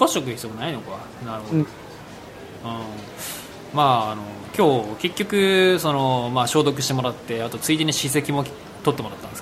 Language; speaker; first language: Japanese; native; Japanese